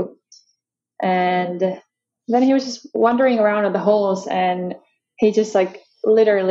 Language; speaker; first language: English; non-native, fluent; Finnish